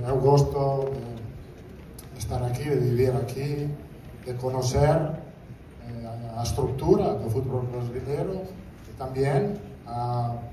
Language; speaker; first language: Portuguese; non-native, fluent; Italian